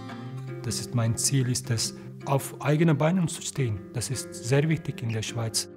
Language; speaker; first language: German; non-native, fluent; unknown